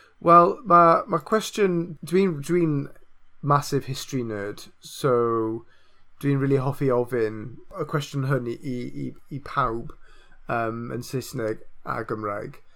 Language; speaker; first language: Welsh; non-native, local second language; English